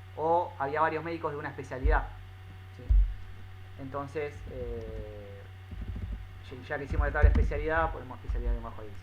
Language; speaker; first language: Spanish; native; Spanish